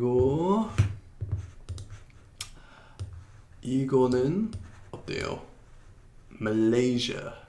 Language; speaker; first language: Korean; non-native, fluent; English